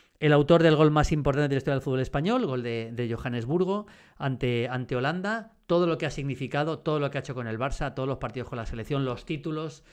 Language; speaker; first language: Spanish; native; Spanish